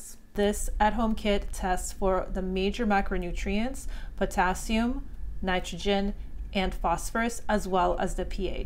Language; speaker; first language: English; native; English